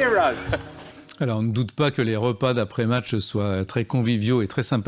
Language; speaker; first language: French; native; French